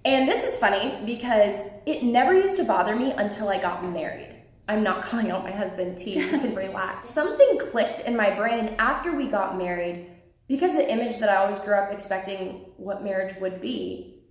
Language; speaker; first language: English; native; English